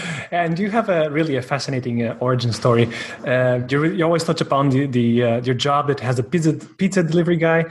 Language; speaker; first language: English; non-native, fluent; Portuguese